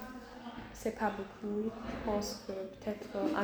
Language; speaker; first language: French; non-native, learner; German